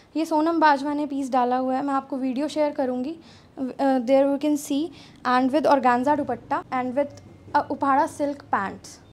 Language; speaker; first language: Hindi; non-native, local second language; Punjabi